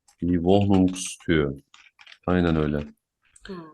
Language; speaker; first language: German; non-native, fluent; Turkish